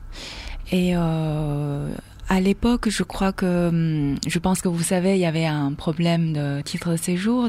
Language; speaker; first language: French; non-native, fluent; Chinese